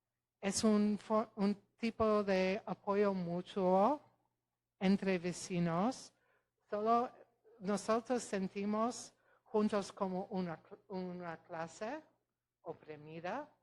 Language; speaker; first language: Spanish; non-native, fluent; Polish